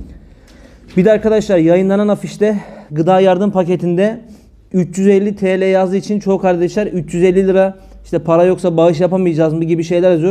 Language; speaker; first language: Turkish; native; Turkish